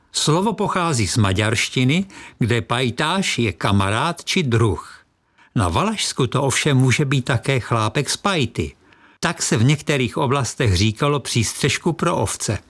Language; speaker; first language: Czech; native; Czech